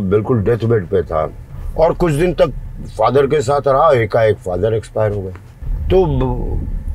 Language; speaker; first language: Hindi; native; Hindi